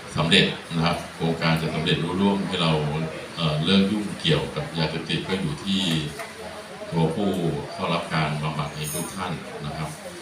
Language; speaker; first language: Thai; native; Thai